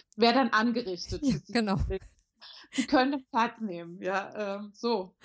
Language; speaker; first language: German; native; German